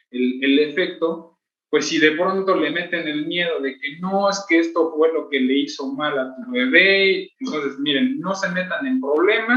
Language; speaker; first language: Spanish; native; Spanish